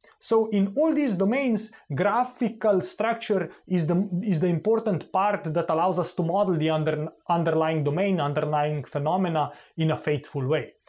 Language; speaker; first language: English; non-native, fluent; Slovenian